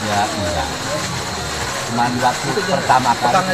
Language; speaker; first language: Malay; non-native, local second language; Javanese